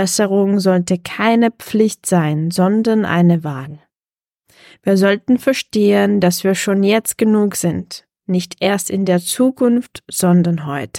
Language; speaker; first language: German; non-native, fluent; Czech